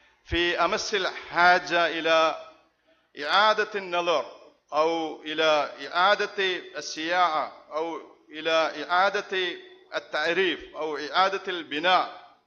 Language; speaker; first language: Arabic; non-native, fluent; Malayalam